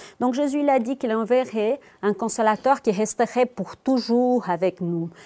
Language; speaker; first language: French; non-native, fluent; Portuguese